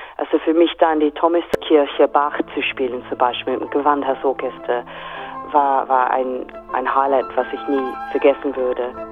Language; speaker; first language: German; non-native, fluent; English